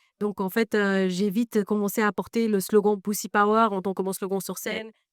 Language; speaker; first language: French; non-native, fluent; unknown